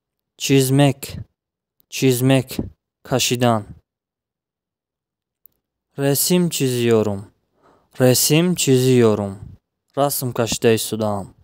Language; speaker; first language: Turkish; non-native, fluent; Tajik